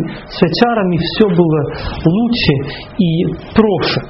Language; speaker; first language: Russian; non-native, fluent; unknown